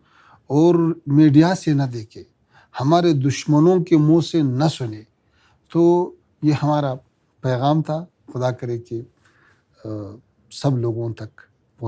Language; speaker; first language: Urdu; non-native, fluent; Pashto